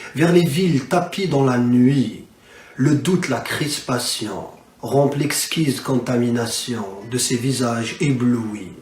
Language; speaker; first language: French; non-native, local second language; Arabic